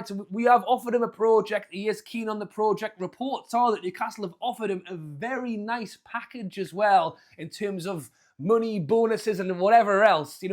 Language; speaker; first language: English; native; English